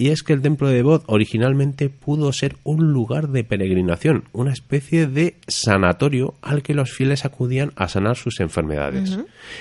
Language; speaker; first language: Spanish; native; Spanish